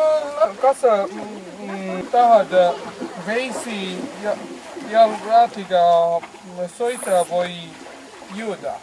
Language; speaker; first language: Estonian; non-native, learner; Bangla